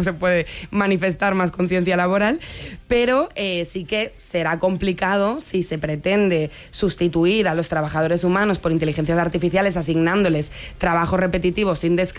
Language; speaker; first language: Spanish; native; Spanish